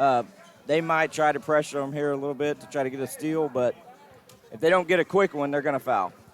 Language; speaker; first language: English; native; English